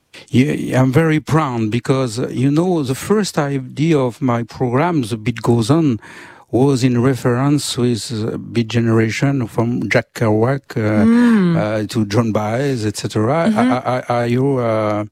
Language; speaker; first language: English; non-native, learner; French